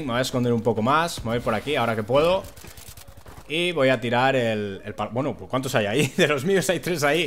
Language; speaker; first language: Spanish; native; Spanish